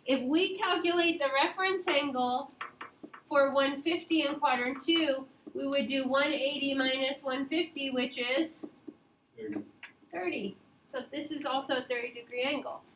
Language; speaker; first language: English; native; English